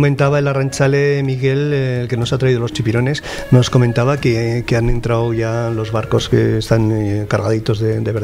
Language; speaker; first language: Spanish; native; Spanish